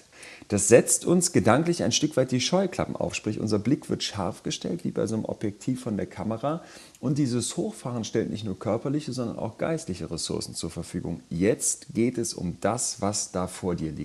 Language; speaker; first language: German; native; German